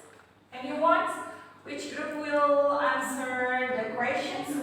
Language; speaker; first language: English; non-native, fluent; Indonesian